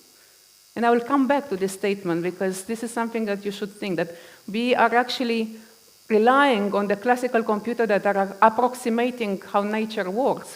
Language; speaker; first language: English; non-native, fluent; Romanian